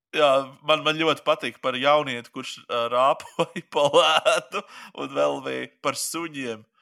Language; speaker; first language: Latvian; native; Latvian